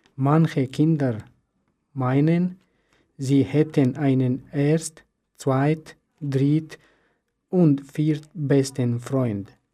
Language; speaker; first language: German; non-native, learner; Persian